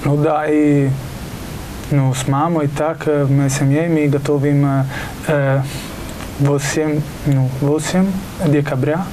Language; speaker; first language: Russian; non-native, learner; Italian